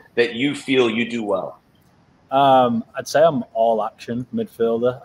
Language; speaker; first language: English; native; English